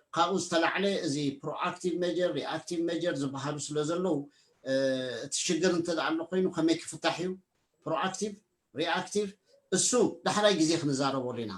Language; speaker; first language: Tigrinya; native; Tigrinya